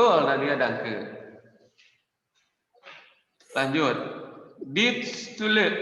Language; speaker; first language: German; non-native, fluent; Indonesian